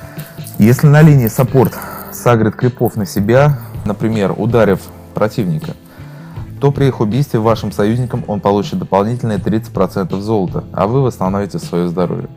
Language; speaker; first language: Russian; native; Russian